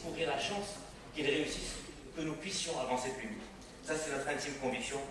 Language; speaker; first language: French; non-native, local second language; Arabic